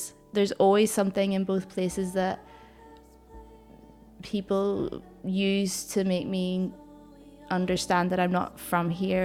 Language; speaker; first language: English; native; English